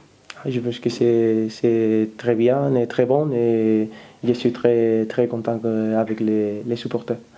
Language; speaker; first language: French; non-native, learner; Spanish